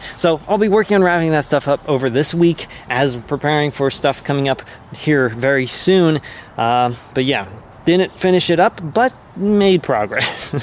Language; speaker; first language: English; native; English